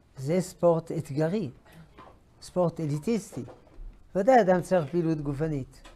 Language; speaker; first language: Hebrew; non-native, fluent; French